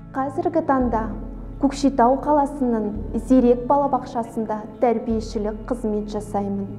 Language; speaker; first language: Kazakh; non-native, local second language; Russian